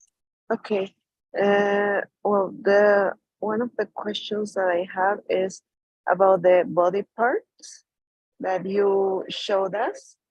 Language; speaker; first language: English; non-native, learner; Spanish